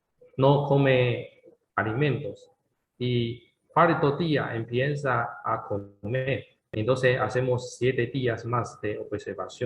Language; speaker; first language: Spanish; non-native, learner; Chinese